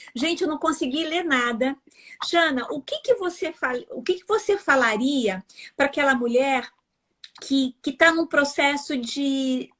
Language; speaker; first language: Portuguese; native; Portuguese